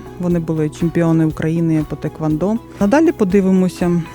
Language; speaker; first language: Ukrainian; non-native, local second language; Russian